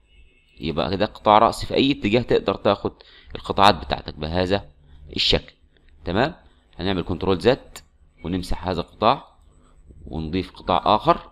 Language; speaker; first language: Arabic; native; Arabic